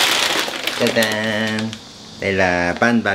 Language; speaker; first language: Vietnamese; non-native, learner; Korean